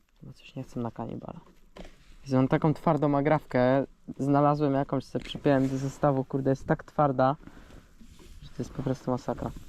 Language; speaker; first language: Polish; native; Polish